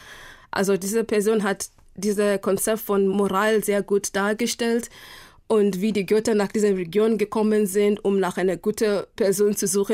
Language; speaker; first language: German; non-native, fluent; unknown